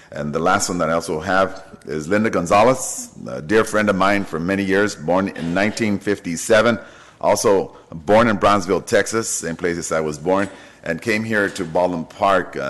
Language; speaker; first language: English; native; English